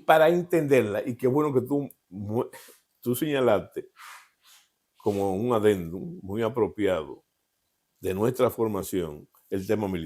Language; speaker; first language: Spanish; native; Spanish